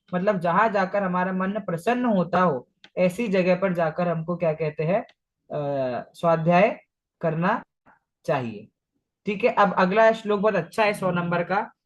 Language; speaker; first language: Hindi; non-native, local second language; Marathi